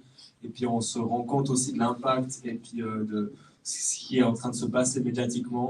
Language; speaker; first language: French; native; French